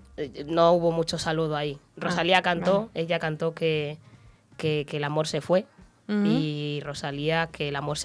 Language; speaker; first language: Spanish; native; Spanish